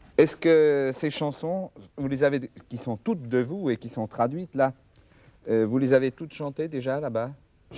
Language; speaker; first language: French; native; French